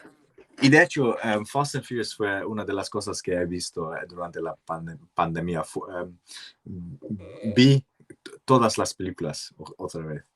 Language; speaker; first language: Spanish; non-native, learner; English